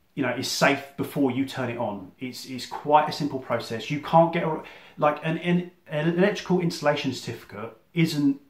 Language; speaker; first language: English; native; English